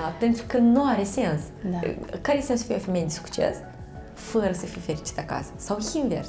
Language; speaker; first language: Romanian; native; Romanian